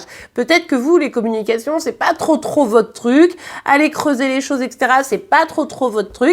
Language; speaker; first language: French; native; French